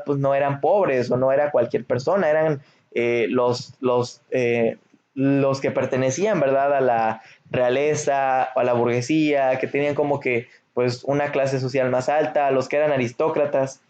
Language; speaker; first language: Spanish; native; Spanish